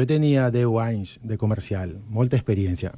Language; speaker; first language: Catalan; non-native, learner; Spanish